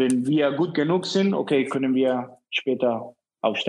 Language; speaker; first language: German; non-native, fluent; Spanish